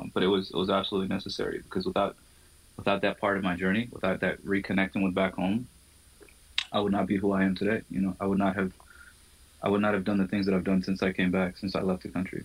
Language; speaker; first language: English; early bilingual, other home language; Somali